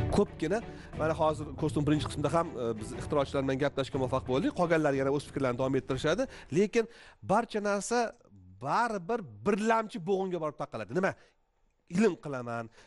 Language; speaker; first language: Uzbek; native; Uzbek